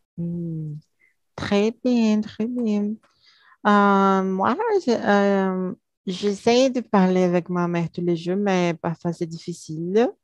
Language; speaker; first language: French; non-native, learner; Portuguese